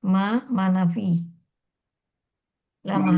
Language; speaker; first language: Arabic; non-native, learner; Indonesian